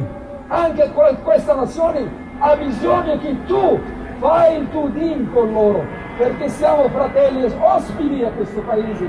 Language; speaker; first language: Italian; non-native, fluent; Arabic